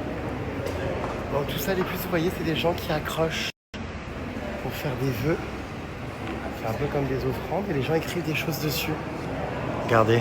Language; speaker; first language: French; native; French